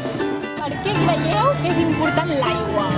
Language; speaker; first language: Catalan; native; Catalan